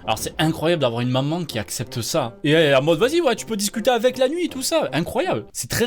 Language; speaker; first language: French; native; French